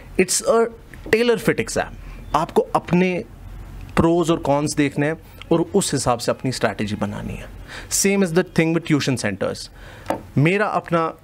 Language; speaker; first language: Hindi; non-native, local second language; Kashmiri